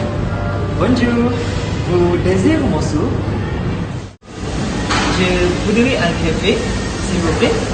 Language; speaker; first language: French; non-native, learner; Malay